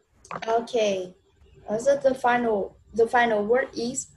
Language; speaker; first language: English; non-native, fluent; Vietnamese